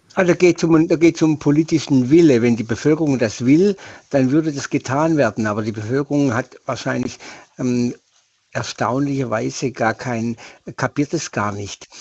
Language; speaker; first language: German; native; German